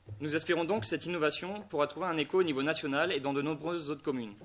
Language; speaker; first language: French; native; French